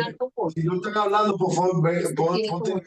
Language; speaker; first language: Spanish; early bilingual, heritage; Spanish